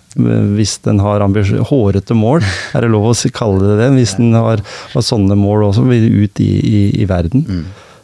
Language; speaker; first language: Norwegian; native; Norwegian